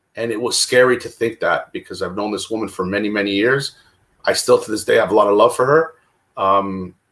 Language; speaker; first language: English; non-native, fluent; Italian